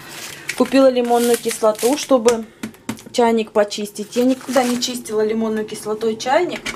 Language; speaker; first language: Russian; native; Russian